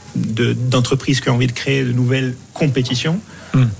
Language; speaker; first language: French; non-native, local second language; Arabic